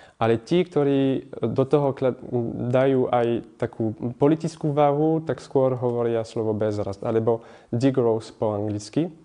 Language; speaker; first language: Slovak; non-native, fluent; French